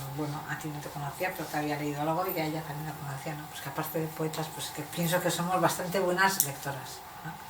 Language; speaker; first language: Spanish; non-native, local second language; Basque